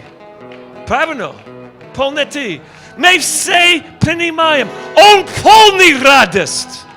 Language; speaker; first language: Russian; non-native, learner; English